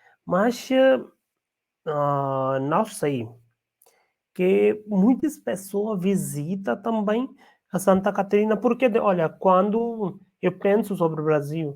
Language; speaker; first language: Portuguese; non-native, learner; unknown